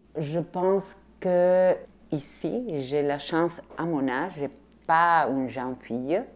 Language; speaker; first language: French; non-native, fluent; Spanish